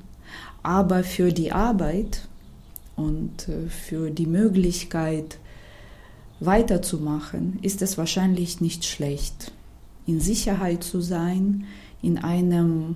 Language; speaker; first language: German; non-native, fluent; Ukrainian